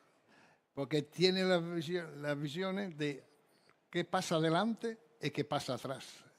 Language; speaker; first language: Spanish; non-native, fluent; Italian